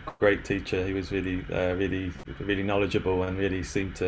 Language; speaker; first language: English; native; English